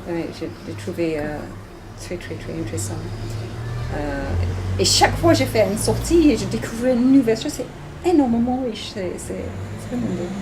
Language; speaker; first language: French; non-native, learner; English